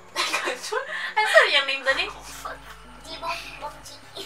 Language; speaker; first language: English; non-native, local second language; Cebuano